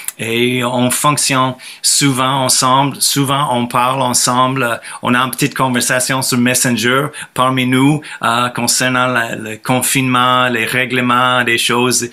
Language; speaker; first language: French; non-native, fluent; English